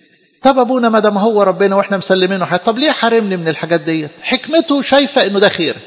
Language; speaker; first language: Arabic; native; Arabic